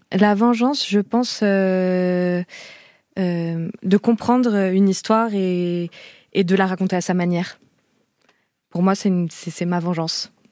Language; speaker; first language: French; early bilingual, other home language; Portuguese